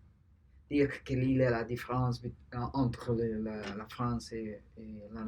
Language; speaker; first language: French; non-native, learner; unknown